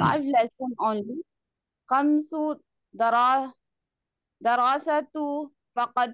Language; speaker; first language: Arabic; non-native, learner; Urdu